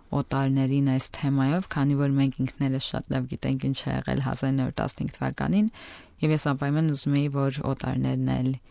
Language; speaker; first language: Armenian; native; Armenian